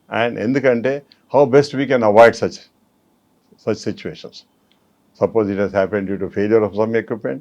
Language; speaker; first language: English; non-native, local second language; Telugu